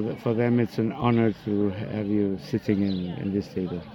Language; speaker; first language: English; non-native, fluent; Spanish